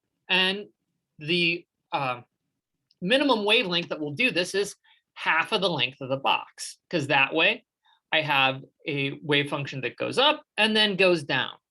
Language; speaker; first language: English; native; English